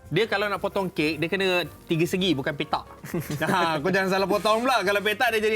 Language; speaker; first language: Malay; native; Malay